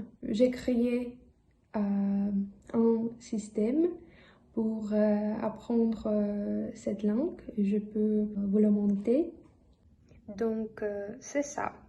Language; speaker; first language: French; non-native, learner; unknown